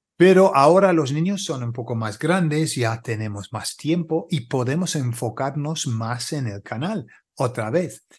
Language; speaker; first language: Spanish; non-native, fluent; English